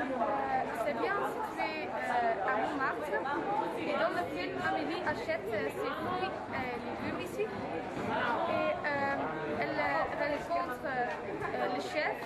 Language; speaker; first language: French; non-native, learner; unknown